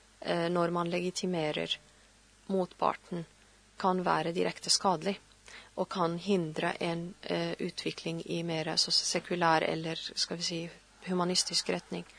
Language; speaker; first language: Norwegian; non-native, fluent; Arabic